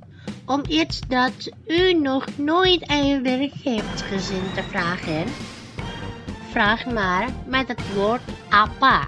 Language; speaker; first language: Dutch; non-native, learner; Indonesian